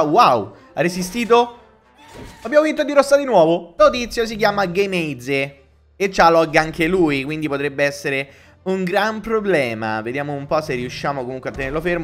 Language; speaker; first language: Italian; native; Italian